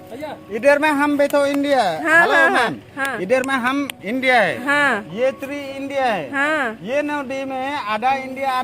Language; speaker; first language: Hindi; non-native, local second language; Assamese